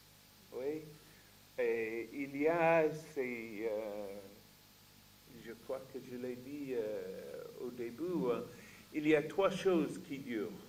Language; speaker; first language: French; non-native, fluent; English